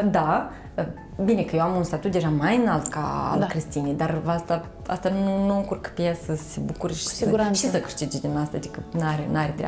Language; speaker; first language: Romanian; native; Romanian